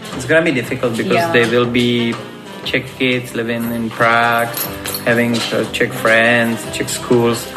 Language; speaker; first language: English; non-native, fluent; Slovak